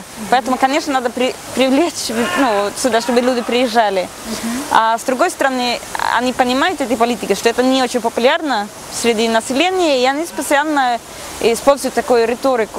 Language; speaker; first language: Russian; non-native, fluent; Swedish